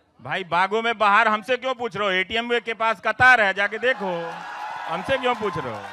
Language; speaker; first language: Hindi; non-native, local second language; Bhojpuri